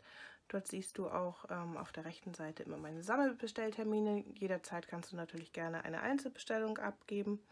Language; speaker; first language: German; native; German